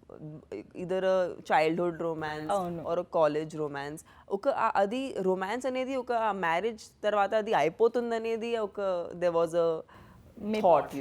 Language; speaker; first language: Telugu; non-native, fluent; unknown